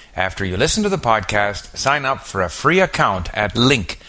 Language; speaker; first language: English; native; English